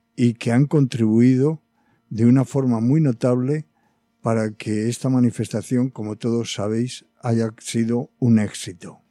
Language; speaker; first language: Spanish; native; Spanish